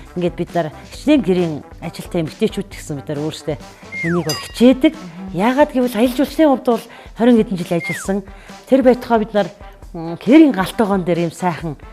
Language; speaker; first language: Mongolian; non-native, local second language; Kazakh